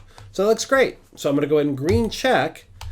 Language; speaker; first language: English; native; English